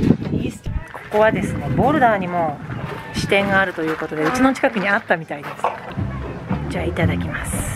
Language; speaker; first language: Japanese; native; Japanese